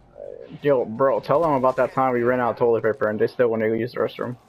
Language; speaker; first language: English; native; English